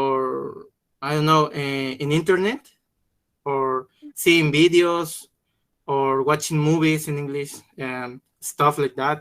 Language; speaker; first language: English; non-native, learner; Spanish